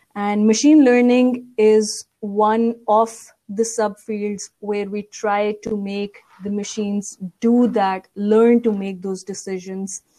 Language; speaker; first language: English; non-native, local second language; Urdu